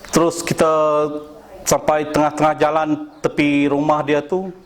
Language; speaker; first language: Malay; non-native, local second language; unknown